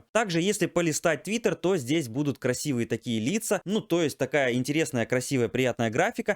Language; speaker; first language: Russian; native; Russian